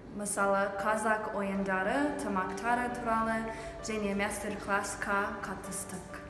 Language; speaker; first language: Kazakh; non-native, learner; English